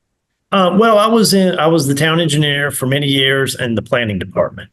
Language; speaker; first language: English; native; English